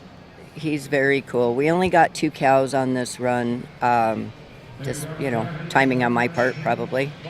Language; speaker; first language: English; native; English